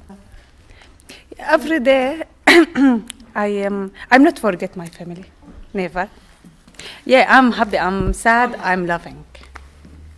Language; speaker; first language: English; non-native, learner; Arabic